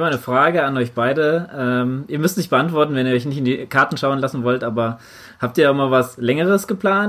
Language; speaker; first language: German; native; German